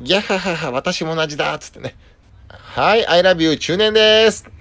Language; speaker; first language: Japanese; native; Japanese